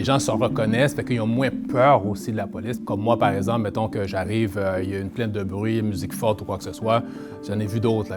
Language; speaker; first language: French; early bilingual, other home language; Haitian Creole